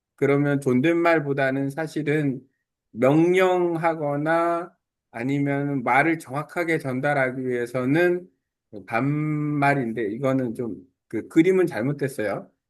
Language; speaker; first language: Korean; native; Korean